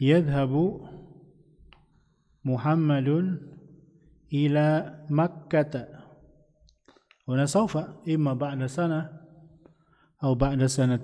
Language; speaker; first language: Arabic; non-native, fluent; Indonesian